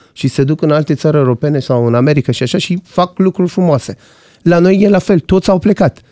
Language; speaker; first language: Romanian; non-native, fluent; Persian